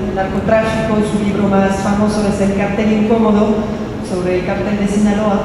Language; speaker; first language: Spanish; non-native, fluent; French